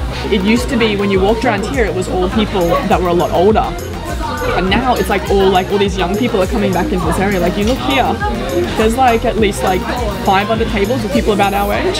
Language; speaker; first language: English; native; English